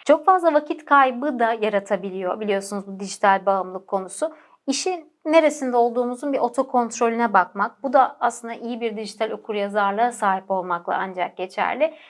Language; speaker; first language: Turkish; native; Turkish